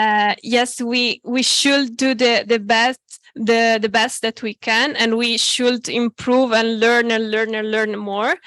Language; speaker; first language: English; non-native, fluent; Italian